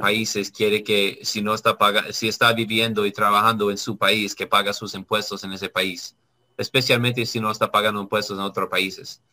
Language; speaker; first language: Spanish; non-native, learner; English